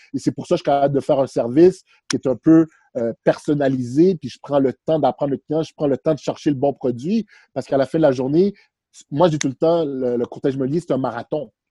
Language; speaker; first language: French; early bilingual, other home language; Haitian Creole